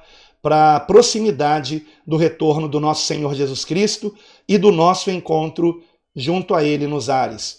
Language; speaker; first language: Portuguese; native; Portuguese